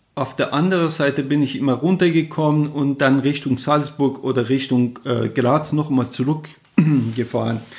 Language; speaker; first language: German; non-native, fluent; Persian